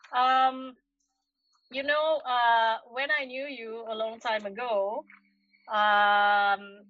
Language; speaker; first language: English; non-native, local second language; Malay